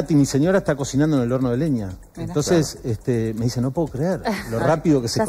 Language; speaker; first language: Spanish; native; Spanish